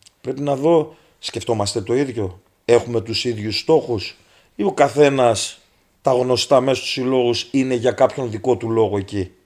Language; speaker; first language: Greek; native; Greek